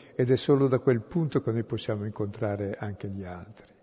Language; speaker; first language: Italian; non-native, local second language; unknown